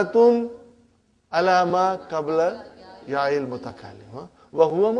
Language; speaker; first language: Arabic; non-native, fluent; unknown